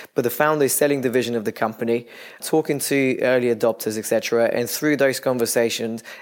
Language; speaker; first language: English; non-native, fluent; Bulgarian